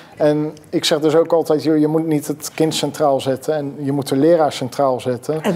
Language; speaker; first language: Dutch; native; Dutch